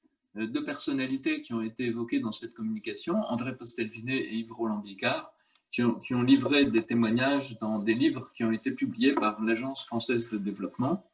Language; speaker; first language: French; native; French